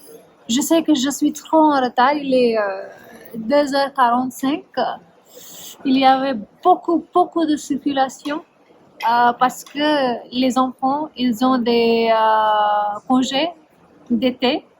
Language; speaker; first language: French; non-native, fluent; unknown